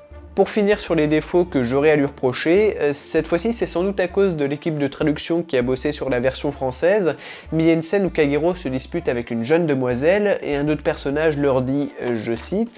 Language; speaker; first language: French; native; French